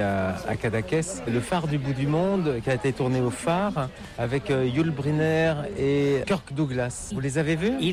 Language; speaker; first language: French; native; French